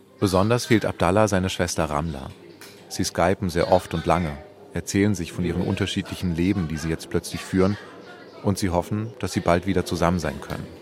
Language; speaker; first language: German; native; German